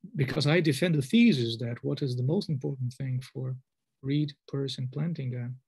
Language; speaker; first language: English; non-native, fluent; Portuguese